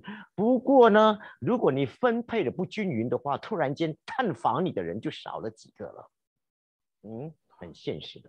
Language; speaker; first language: Chinese; native; Chinese